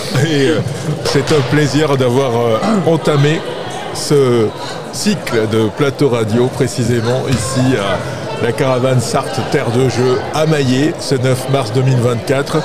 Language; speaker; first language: French; native; French